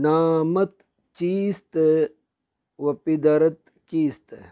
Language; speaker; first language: Persian; non-native, fluent; Urdu